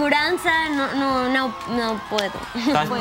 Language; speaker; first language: Portuguese; non-native, learner; Spanish